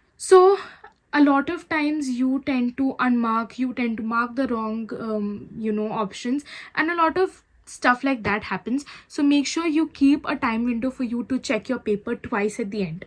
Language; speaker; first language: English; non-native, local second language; Hindi